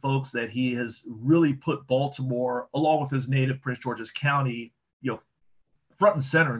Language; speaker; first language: English; native; English